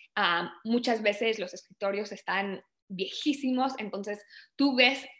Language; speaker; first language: Spanish; early bilingual, other home language; English